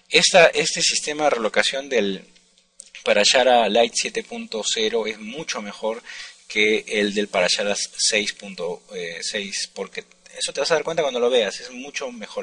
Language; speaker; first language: Spanish; native; Spanish